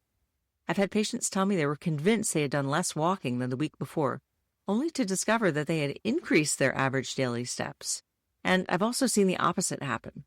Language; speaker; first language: English; native; English